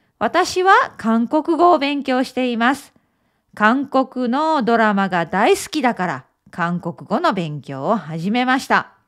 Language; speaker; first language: Japanese; native; Japanese